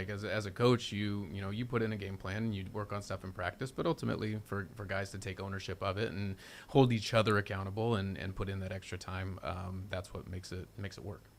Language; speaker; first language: English; native; English